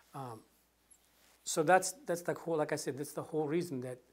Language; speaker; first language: English; non-native, fluent; Kurdish